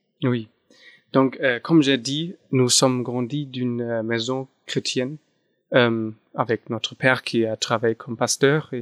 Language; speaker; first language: French; non-native, fluent; German